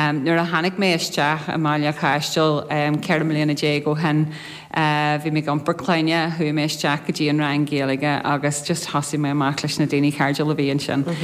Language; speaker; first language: Irish; non-native, local second language; English